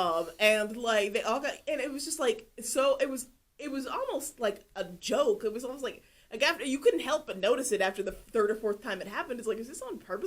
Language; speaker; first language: English; native; English